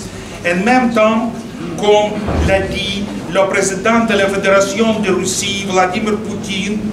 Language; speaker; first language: French; non-native, fluent; Russian